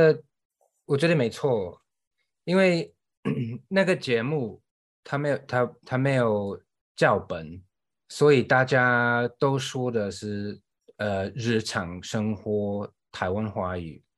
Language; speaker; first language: Chinese; non-native, fluent; English